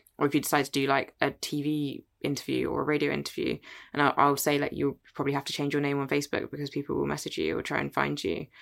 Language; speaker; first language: English; native; English